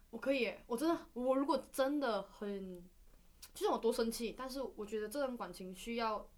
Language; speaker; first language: Chinese; native; Chinese